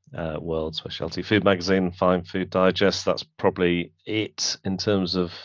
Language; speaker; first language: English; native; English